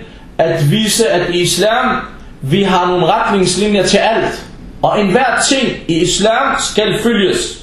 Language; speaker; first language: Danish; non-native, local second language; Arabic